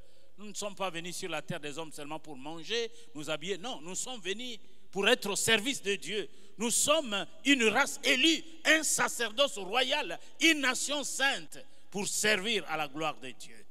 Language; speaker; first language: French; non-native, local second language; Lingala